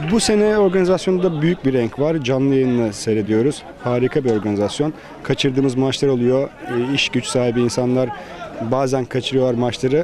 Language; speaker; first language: Turkish; native; Turkish